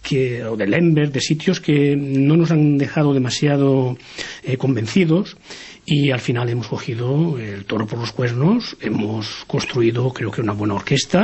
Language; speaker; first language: Spanish; native; Spanish